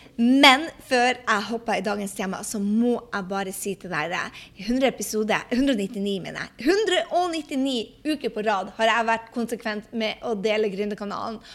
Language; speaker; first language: Norwegian; early bilingual, heritage; Norwegian